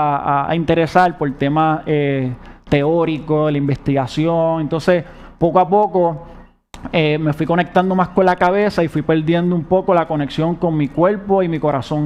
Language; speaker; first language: Spanish; native; Spanish